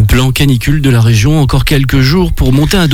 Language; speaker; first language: French; native; French